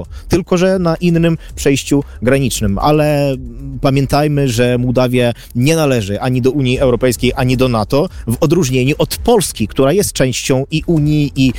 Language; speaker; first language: Polish; non-native, fluent; Ukrainian